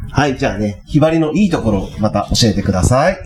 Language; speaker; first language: Japanese; native; Japanese